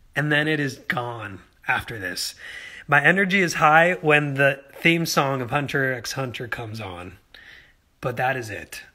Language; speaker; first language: English; early bilingual, other home language; Spanish